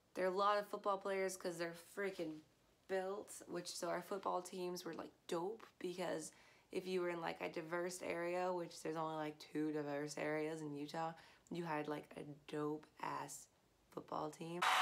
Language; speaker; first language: English; native; English